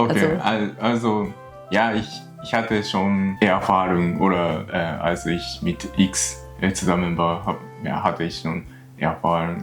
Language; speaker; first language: German; non-native, learner; Japanese